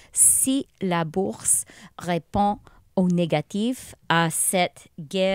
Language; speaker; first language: French; non-native, local second language; English